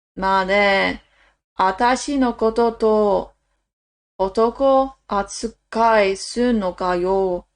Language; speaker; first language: Japanese; non-native, learner; English